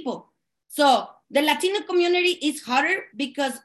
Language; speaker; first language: English; non-native, learner; Spanish